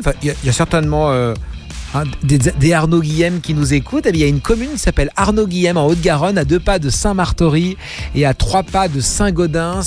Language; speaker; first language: French; native; French